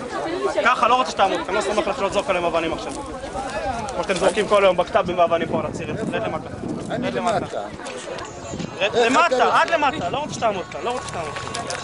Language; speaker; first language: Hebrew; native; Hebrew